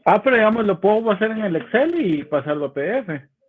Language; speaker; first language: Spanish; native; Spanish